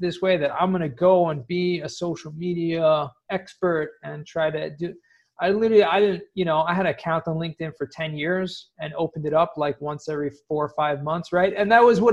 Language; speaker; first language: English; native; English